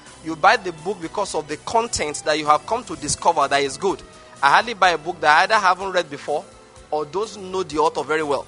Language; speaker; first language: English; non-native, local second language; Igbo